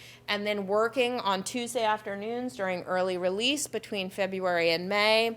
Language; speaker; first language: English; native; English